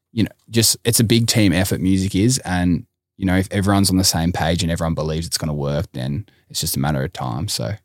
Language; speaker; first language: English; native; English